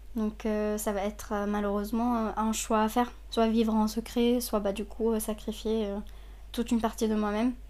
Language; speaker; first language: French; non-native, fluent; Arabic